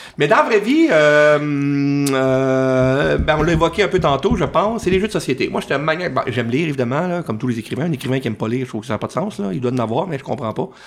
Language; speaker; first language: French; native; French